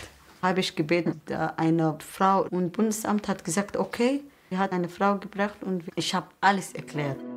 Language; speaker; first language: German; non-native, learner; Somali